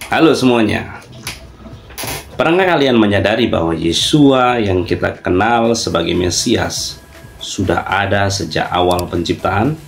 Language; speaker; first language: Indonesian; native; Indonesian